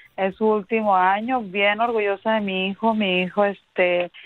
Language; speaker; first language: Spanish; native; Spanish